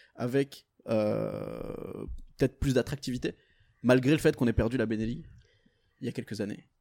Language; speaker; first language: French; non-native, fluent; Portuguese